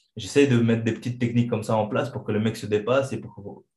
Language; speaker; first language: French; non-native, fluent; Chechen